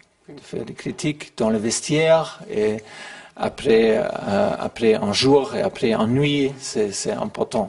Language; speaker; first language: French; non-native, learner; German